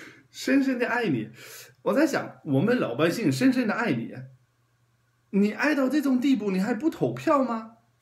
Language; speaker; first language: Chinese; non-native, fluent; German